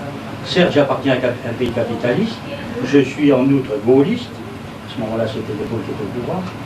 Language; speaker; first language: French; native; French